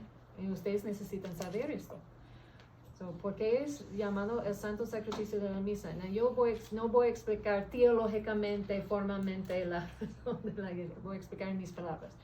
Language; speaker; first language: Spanish; early bilingual, heritage; English